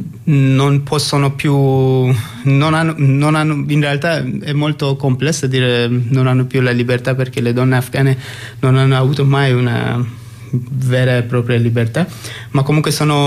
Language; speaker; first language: Italian; non-native, fluent; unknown